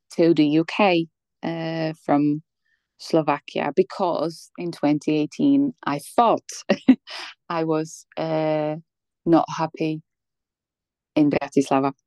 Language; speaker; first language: English; non-native, fluent; Polish